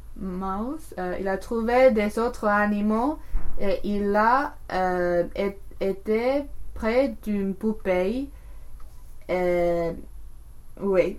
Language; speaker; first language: French; non-native, learner; English